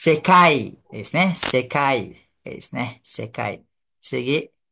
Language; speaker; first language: Japanese; non-native, fluent; Malay